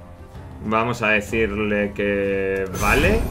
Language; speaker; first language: Spanish; native; Spanish